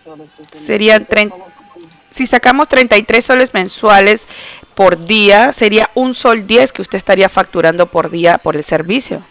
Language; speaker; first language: Spanish; native; Spanish